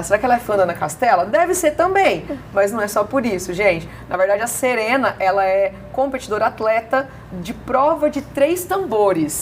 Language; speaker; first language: Portuguese; native; Portuguese